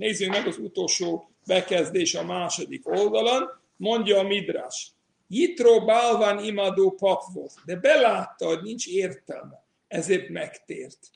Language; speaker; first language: Hungarian; non-native, fluent; English